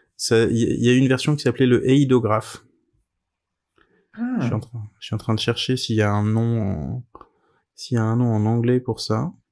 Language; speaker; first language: French; native; French